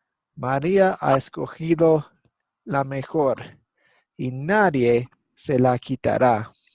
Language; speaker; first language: Spanish; non-native, fluent; English